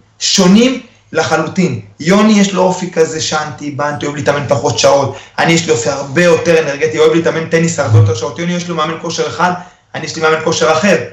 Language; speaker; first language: Hebrew; early bilingual, other home language; Spanish